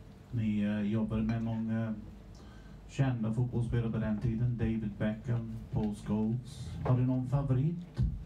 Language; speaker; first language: Swedish; non-native, learner; English